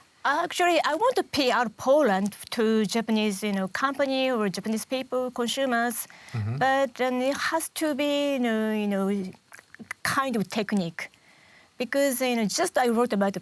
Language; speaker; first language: English; non-native, learner; Japanese